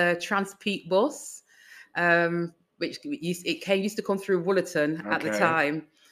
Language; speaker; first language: English; native; English